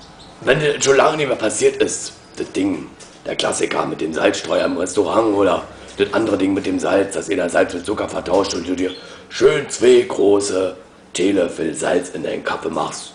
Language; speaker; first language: German; native; German